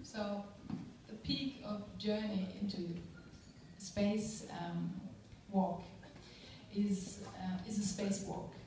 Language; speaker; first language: English; non-native, fluent; German